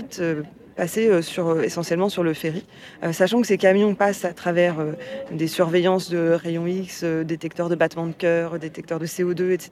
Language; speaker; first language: French; native; French